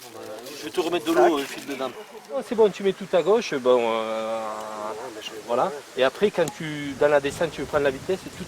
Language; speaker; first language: French; native; French